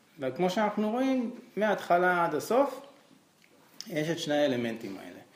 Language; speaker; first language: Hebrew; native; Hebrew